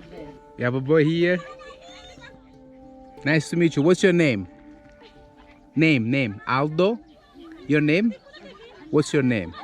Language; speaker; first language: English; non-native, learner; Italian